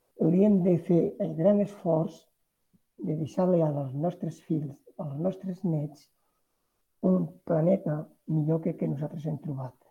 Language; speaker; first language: Catalan; non-native, local second language; Spanish